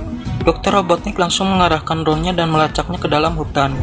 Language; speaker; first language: Indonesian; native; Indonesian